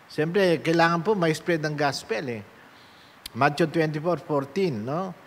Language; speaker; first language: Filipino; native; Filipino